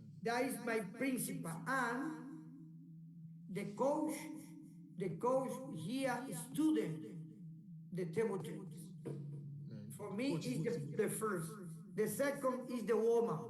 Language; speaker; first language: English; non-native, learner; Spanish